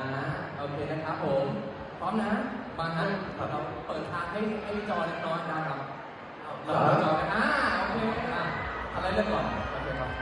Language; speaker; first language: Thai; native; Thai